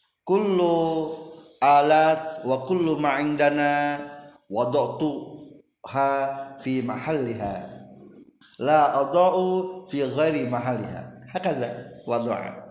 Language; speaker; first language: Arabic; non-native, fluent; Indonesian